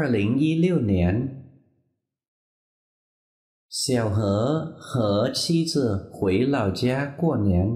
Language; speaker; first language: Chinese; non-native, fluent; Vietnamese